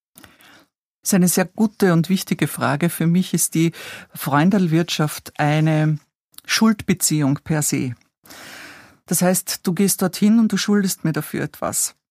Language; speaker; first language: German; native; German